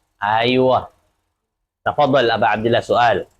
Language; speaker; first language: Arabic; non-native, fluent; Indonesian